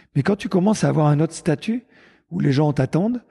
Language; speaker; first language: French; native; French